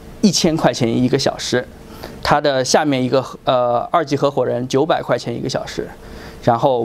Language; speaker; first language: Chinese; native; Chinese